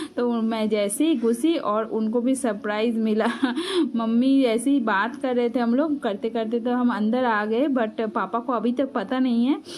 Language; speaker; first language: Hindi; non-native, local second language; Bangla